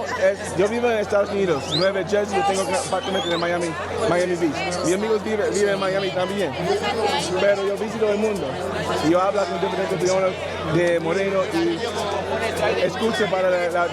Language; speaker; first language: Spanish; non-native, learner; English